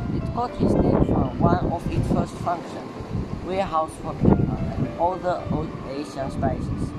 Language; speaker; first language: English; non-native, learner; Chinese